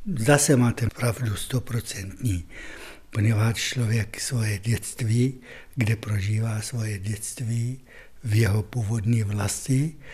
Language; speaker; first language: Czech; non-native, fluent; Arabic